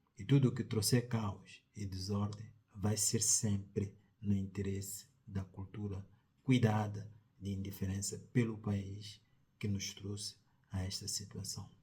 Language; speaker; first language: Portuguese; non-native, local second language; Tsonga